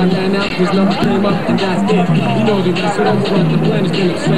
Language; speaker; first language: English; non-native, fluent; Hebrew